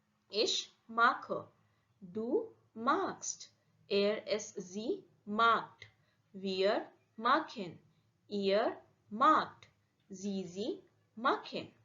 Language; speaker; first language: German; non-native, fluent; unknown